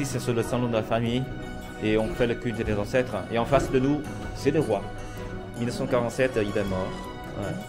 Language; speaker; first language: French; non-native, fluent; Vietnamese